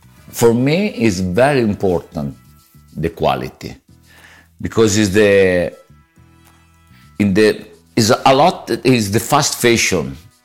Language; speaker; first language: English; non-native, learner; Italian